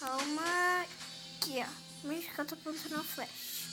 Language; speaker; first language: Portuguese; native; Portuguese